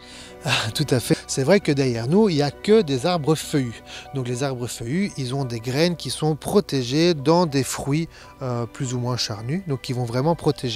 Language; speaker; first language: French; native; French